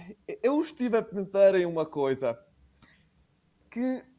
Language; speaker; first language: Portuguese; non-native, fluent; Italian